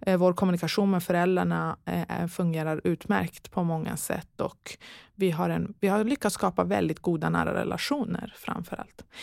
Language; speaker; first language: Swedish; early bilingual, other home language; Persian